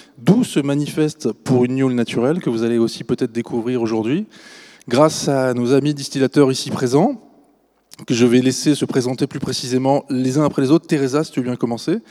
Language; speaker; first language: French; native; French